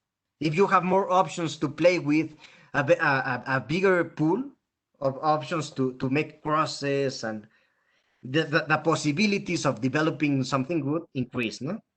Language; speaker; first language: English; non-native, fluent; Spanish